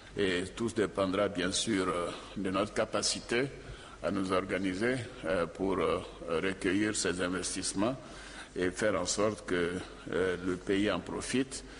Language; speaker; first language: French; non-native, local second language; Dyula